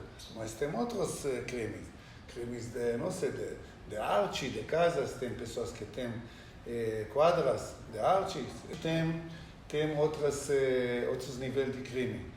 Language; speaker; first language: Portuguese; non-native, learner; Hebrew